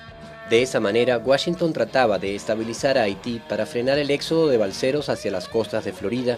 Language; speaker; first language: Spanish; native; Spanish